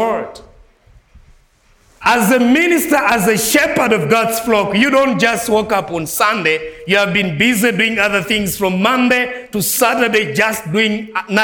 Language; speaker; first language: English; non-native, local second language; Nyanja